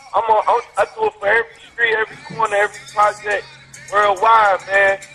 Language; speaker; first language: English; native; English